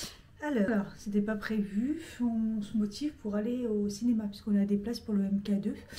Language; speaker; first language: French; native; French